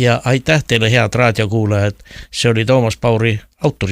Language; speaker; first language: Estonian; native; Estonian